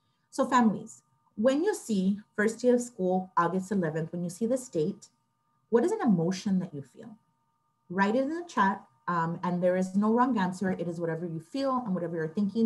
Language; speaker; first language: English; early bilingual, other home language; Spanish